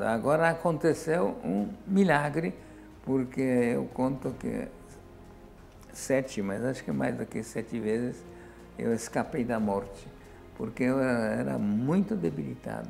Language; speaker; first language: Portuguese; non-native, fluent; Polish